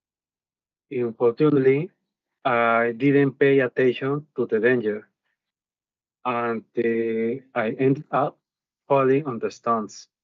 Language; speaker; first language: English; non-native, learner; Spanish